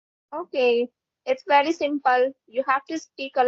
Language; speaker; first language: English; non-native, fluent; Hindi